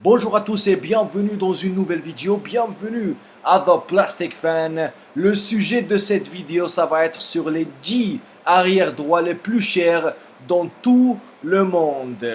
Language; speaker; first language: French; non-native, fluent; Spanish